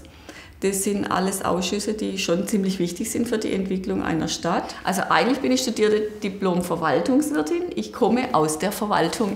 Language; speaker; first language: German; native; German